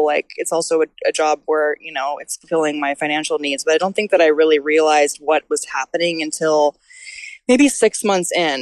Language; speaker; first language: English; native; English